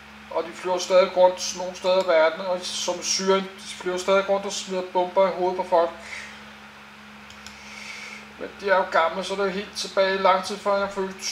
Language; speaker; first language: Danish; native; Danish